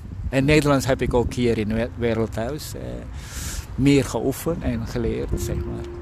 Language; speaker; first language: Dutch; non-native, fluent; Indonesian